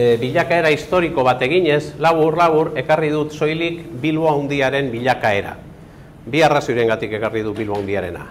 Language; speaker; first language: Basque; native; Basque